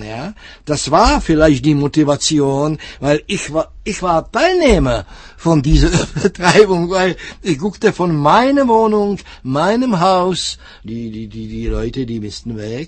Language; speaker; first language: German; non-native, fluent; Czech